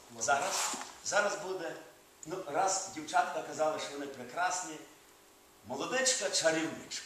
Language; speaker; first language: Ukrainian; early bilingual, heritage; Ukrainian